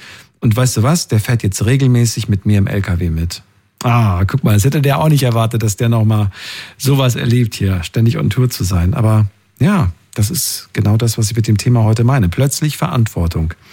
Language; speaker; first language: German; native; German